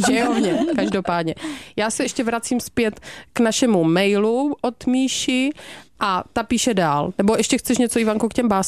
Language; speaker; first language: Czech; native; Czech